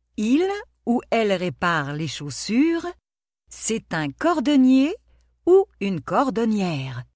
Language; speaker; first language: French; non-native, local second language; Arabic